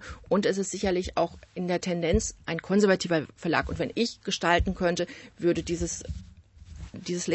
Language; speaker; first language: German; native; German